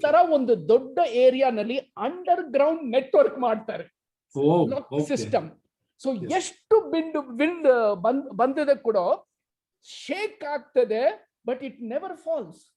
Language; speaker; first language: Kannada; non-native, local second language; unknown